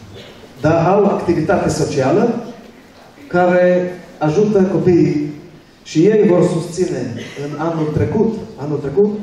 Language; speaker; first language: Romanian; early bilingual, other home language; Hebrew